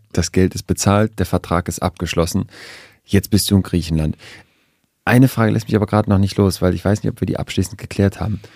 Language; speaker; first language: German; native; German